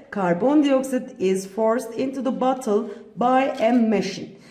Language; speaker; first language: English; non-native, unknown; Turkish